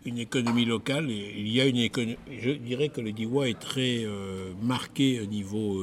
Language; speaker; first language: French; native; French